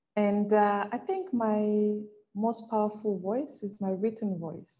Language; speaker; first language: English; non-native, local second language; French